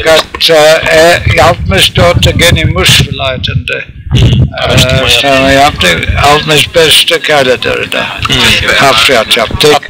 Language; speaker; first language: Turkish; non-native, learner; English